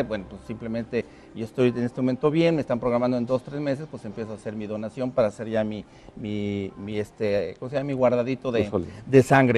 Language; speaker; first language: Spanish; native; Spanish